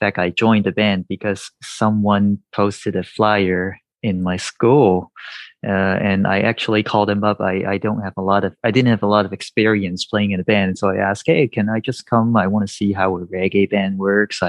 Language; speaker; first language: English; non-native, local second language; Cantonese